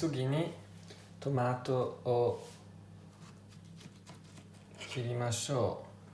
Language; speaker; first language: Japanese; non-native, learner; Italian